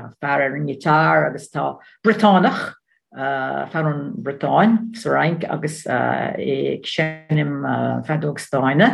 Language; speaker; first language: Irish; non-native, learner; Dutch